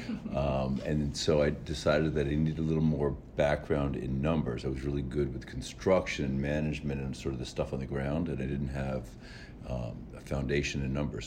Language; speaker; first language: English; native; English